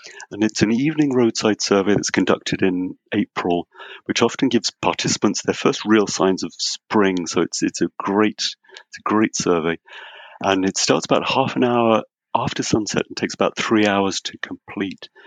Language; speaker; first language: English; native; English